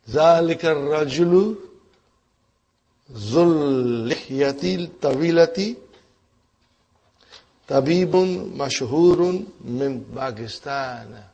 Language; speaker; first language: Arabic; non-native, fluent; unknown